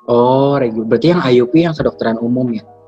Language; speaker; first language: Indonesian; native; Indonesian